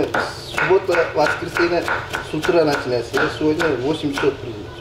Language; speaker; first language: Russian; non-native, local second language; Uzbek